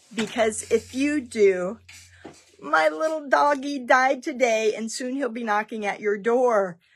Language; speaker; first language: English; native; English